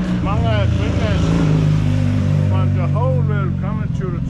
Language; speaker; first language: English; non-native, learner; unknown